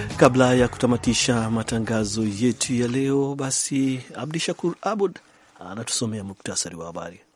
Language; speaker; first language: Swahili; non-native, local second language; Kikuyu